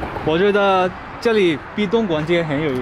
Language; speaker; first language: Chinese; non-native, learner; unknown